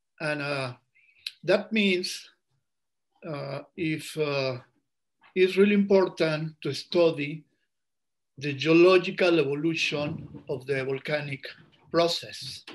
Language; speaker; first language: English; non-native, learner; Spanish